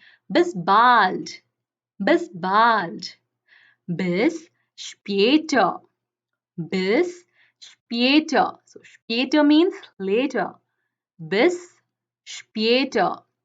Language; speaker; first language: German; non-native, fluent; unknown